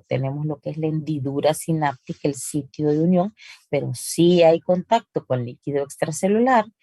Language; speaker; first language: Spanish; native; Spanish